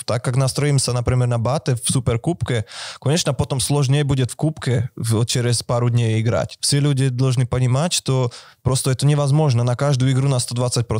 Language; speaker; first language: Russian; non-native, fluent; Slovak